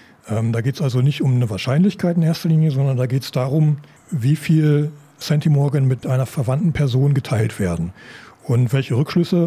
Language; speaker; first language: German; native; German